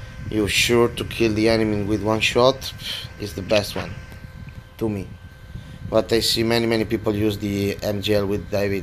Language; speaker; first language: English; non-native, fluent; Italian